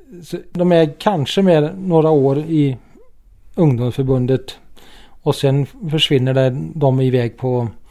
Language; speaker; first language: Swedish; native; Swedish